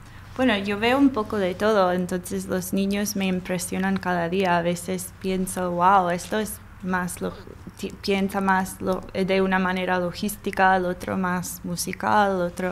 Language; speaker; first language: Spanish; non-native, fluent; English